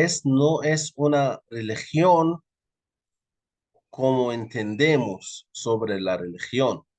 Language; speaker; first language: Spanish; non-native, fluent; Arabic